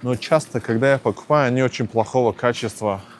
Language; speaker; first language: Russian; non-native, local second language; Tajik